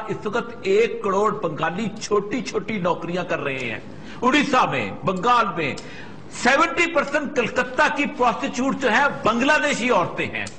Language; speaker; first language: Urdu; non-native, local second language; Punjabi